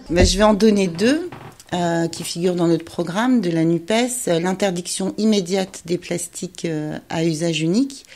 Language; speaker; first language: French; native; French